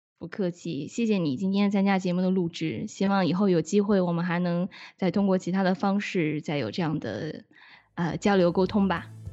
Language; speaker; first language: Chinese; native; Chinese